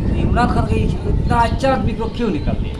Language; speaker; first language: Hindi; non-native, learner; Bangla